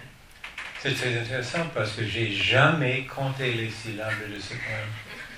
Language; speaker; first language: French; non-native, fluent; English